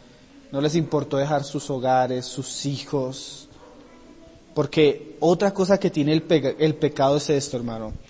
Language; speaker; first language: Spanish; native; Spanish